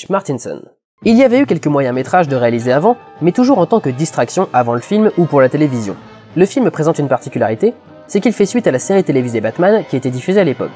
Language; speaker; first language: French; native; French